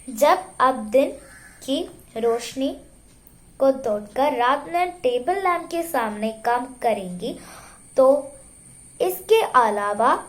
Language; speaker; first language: Hindi; non-native, local second language; Malayalam